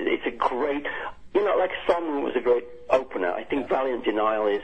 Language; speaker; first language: English; native; English